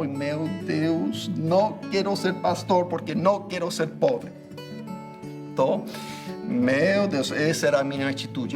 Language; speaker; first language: Portuguese; non-native, fluent; English